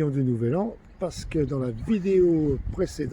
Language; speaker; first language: French; native; French